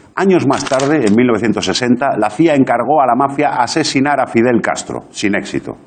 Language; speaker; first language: Spanish; native; Spanish